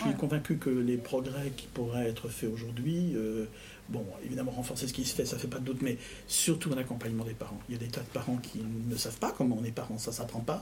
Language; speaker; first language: French; native; French